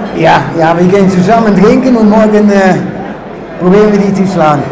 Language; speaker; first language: German; non-native, fluent; Dutch